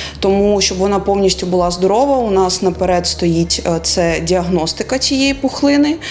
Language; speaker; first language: Ukrainian; native; Ukrainian